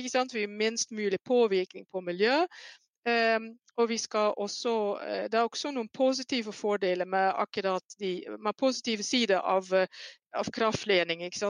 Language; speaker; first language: Norwegian; non-native, fluent; Dutch